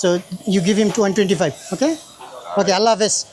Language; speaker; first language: English; non-native, learner; Bangla